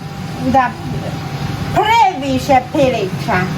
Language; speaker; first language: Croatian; non-native, learner; Chinese